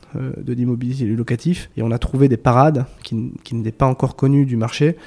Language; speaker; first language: French; native; French